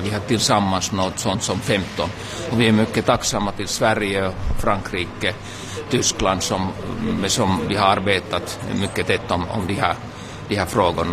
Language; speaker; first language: Swedish; non-native, local second language; Finnish